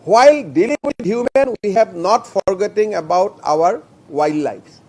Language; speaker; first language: English; non-native, local second language; Assamese